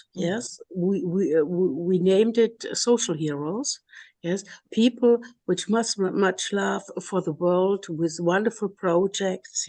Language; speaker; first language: English; non-native, learner; German